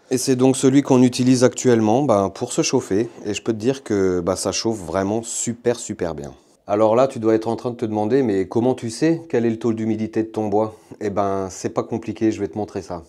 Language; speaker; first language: French; native; French